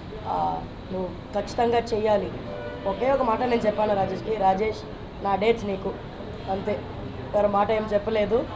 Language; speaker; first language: Telugu; non-native, fluent; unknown